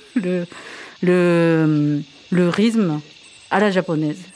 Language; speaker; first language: French; non-native, fluent; Japanese